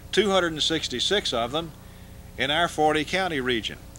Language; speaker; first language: English; native; English